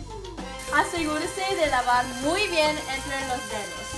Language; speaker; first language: Spanish; non-native, learner; English